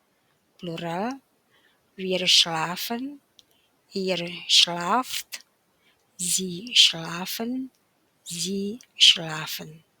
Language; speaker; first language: German; non-native, fluent; Indonesian